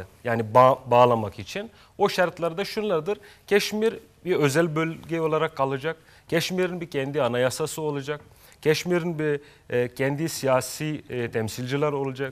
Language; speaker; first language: Turkish; non-native, fluent; Kashmiri